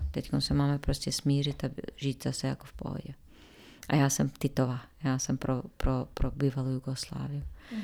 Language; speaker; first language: Czech; non-native, fluent; Bosnian